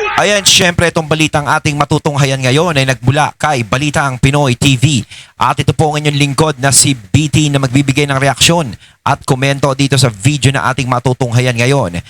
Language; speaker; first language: Filipino; native; Filipino